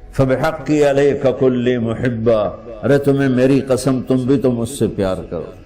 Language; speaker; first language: Urdu; non-native, local second language; Punjabi